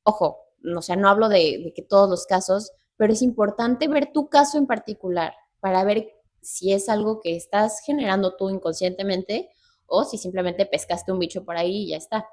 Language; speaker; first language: Spanish; native; Spanish